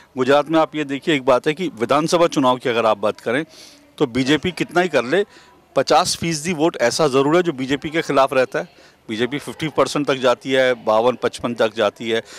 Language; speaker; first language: Hindi; native; Hindi